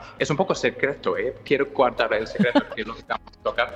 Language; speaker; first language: Spanish; non-native, fluent; English